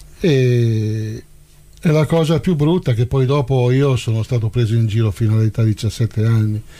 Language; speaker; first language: Italian; native; Italian